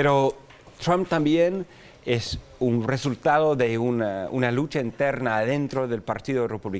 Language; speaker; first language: Spanish; non-native, fluent; English